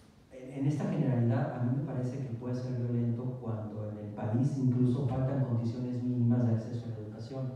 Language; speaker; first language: Spanish; native; Spanish